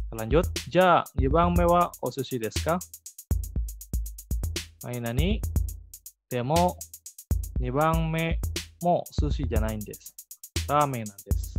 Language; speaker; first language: Japanese; non-native, fluent; Indonesian